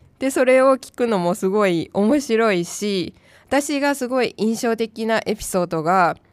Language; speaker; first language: Japanese; non-native, fluent; Chinese